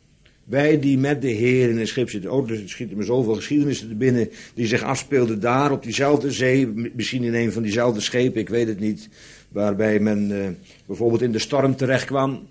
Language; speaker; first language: Dutch; native; Dutch